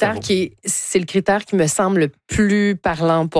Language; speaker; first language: French; native; French